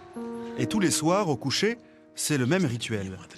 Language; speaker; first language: French; native; French